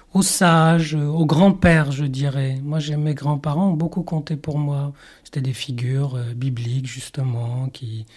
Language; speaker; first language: French; non-native, local second language; Arabic